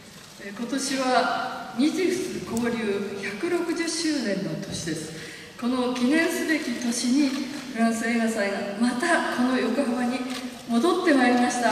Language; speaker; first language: Japanese; native; Japanese